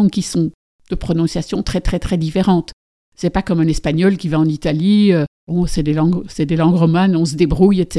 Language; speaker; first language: French; native; French